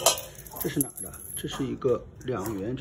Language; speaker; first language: Chinese; native; Chinese